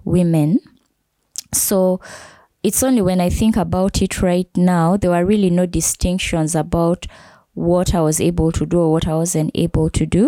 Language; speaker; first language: English; non-native, local second language; Ganda